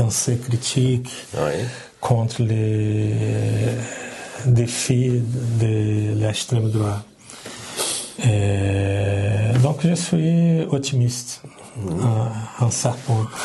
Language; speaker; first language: French; non-native, learner; Portuguese